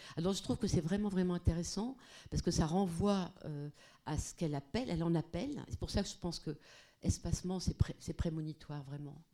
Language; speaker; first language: French; non-native, fluent; Portuguese